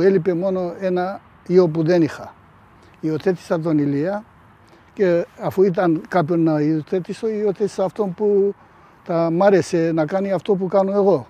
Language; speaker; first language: Greek; early bilingual, heritage; Greek